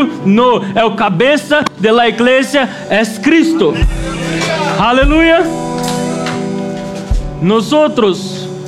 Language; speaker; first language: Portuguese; non-native, learner; Spanish